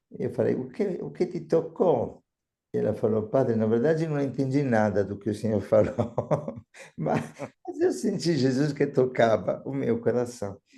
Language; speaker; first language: Portuguese; non-native, fluent; Italian